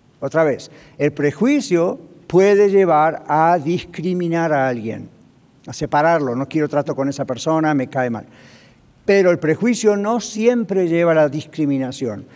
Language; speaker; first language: Spanish; native; Spanish